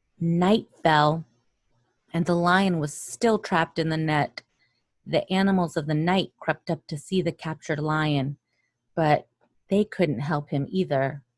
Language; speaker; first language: English; native; English